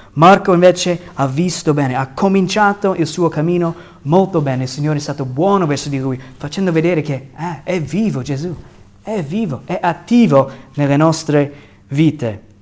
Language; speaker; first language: Italian; non-native, fluent; English